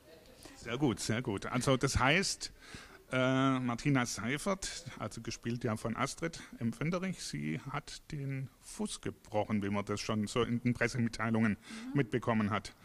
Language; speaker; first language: German; native; German